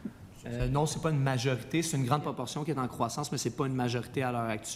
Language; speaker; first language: French; native; French